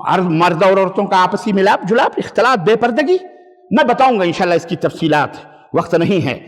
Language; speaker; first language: Urdu; native; Urdu